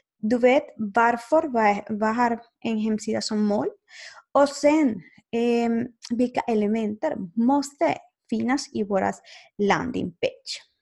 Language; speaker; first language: Swedish; non-native, fluent; Spanish